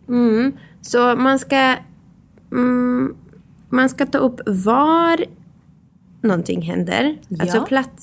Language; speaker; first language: Swedish; non-native, fluent; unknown